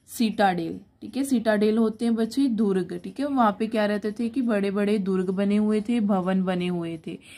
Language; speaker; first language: Hindi; non-native, local second language; Punjabi